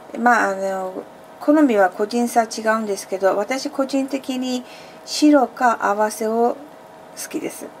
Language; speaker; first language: Japanese; non-native, fluent; Persian